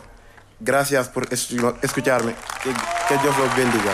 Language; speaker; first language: Spanish; non-native, learner; Wolof